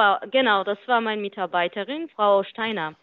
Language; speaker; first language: German; non-native, learner; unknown